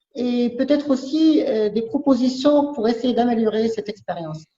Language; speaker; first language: French; non-native, local second language; Arabic